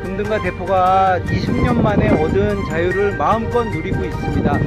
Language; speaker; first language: Korean; native; Korean